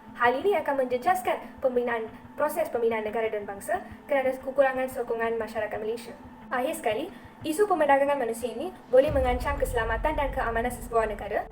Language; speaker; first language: Malay; non-native, local second language; Tamil